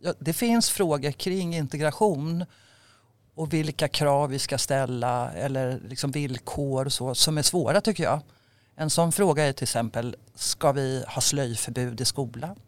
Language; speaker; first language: Swedish; native; Swedish